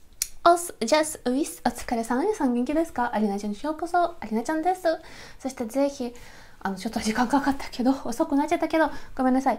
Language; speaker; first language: Japanese; non-native, learner; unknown